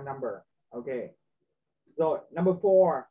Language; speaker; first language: English; non-native, fluent; Vietnamese